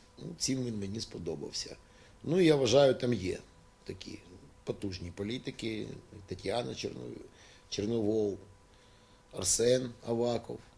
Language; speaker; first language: Ukrainian; native; Ukrainian